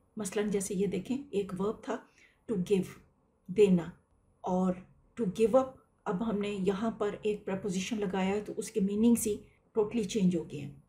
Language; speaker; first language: Urdu; native; Urdu